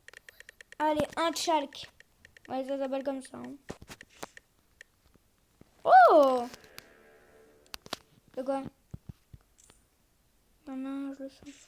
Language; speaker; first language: French; native; French